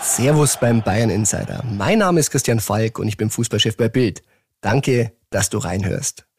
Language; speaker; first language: German; native; German